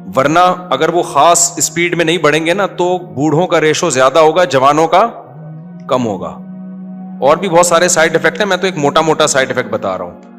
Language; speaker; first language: Urdu; native; Urdu